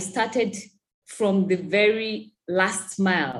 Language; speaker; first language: English; non-native, local second language; Igbo